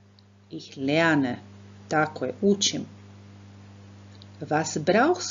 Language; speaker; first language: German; non-native, fluent; Croatian